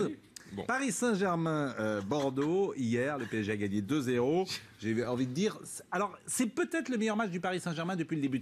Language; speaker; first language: French; native; French